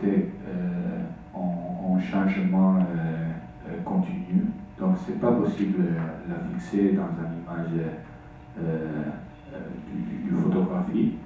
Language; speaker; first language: French; non-native, fluent; Italian